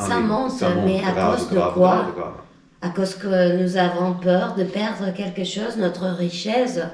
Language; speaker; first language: French; non-native, fluent; Spanish